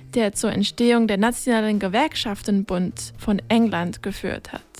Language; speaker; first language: German; non-native, fluent; English